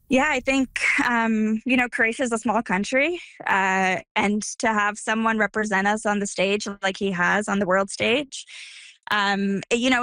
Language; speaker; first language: English; early bilingual, other home language; Croatian